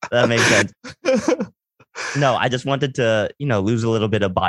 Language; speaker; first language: English; native; English